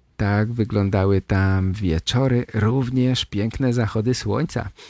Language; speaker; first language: Polish; native; Polish